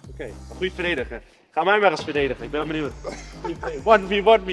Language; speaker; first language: Dutch; native; Dutch